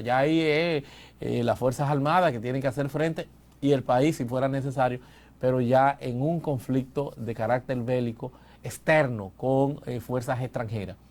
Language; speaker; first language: Spanish; native; Spanish